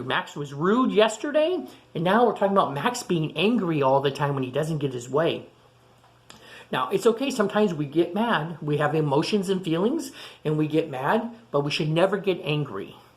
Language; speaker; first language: English; native; English